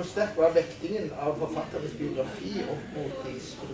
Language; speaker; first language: Norwegian; native; Norwegian